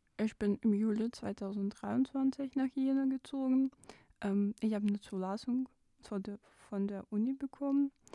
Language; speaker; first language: German; non-native, fluent; Russian